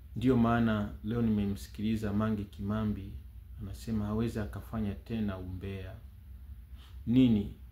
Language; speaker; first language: Swahili; native; Swahili